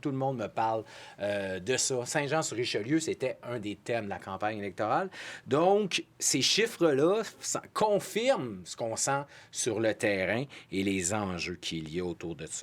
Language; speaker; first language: French; native; French